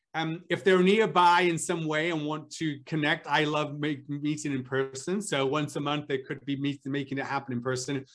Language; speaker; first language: English; native; English